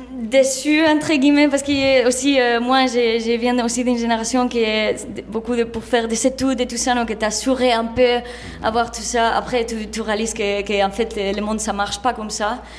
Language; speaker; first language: French; non-native, fluent; Spanish